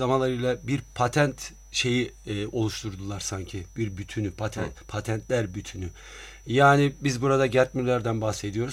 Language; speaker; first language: Turkish; native; Turkish